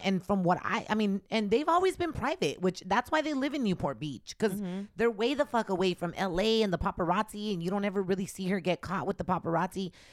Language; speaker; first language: English; early bilingual, other home language; Spanish